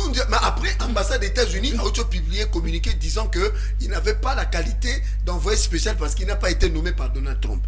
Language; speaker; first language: French; non-native, local second language; Lingala